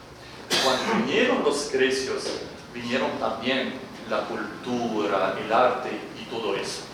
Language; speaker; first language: Spanish; non-native, fluent; Arabic